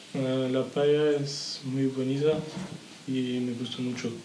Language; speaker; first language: Spanish; non-native, learner; French